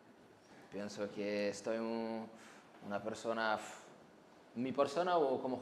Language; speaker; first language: Spanish; non-native, learner; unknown